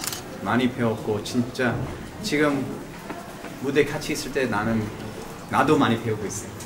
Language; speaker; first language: Korean; early bilingual, heritage; English